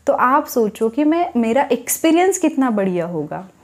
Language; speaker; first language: Hindi; non-native, local second language; Marathi